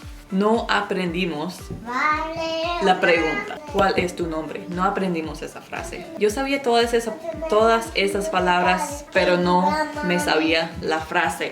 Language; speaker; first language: Spanish; non-native, fluent; English